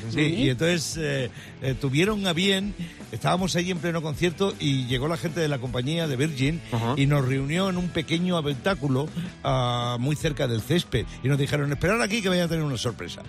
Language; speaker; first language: Spanish; native; Spanish